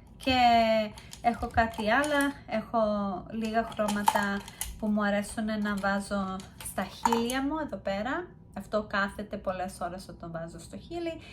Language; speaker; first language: Greek; early bilingual, heritage; Greek